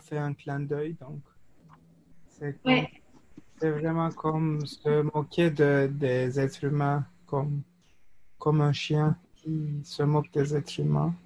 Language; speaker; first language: French; non-native, fluent; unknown